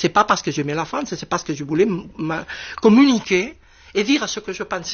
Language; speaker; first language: French; non-native, fluent; Spanish